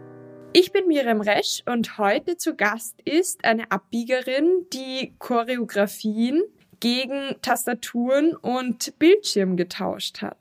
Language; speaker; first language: German; native; German